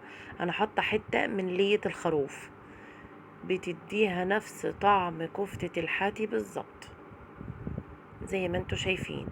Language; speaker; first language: Arabic; native; Arabic